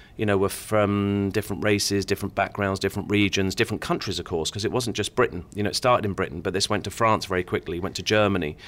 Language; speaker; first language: English; native; English